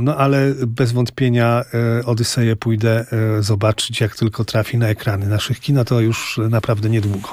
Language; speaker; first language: Polish; native; Polish